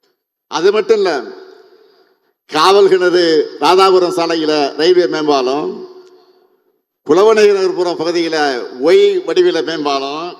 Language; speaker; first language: Tamil; native; Tamil